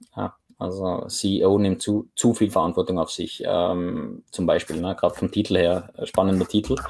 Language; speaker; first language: German; native; German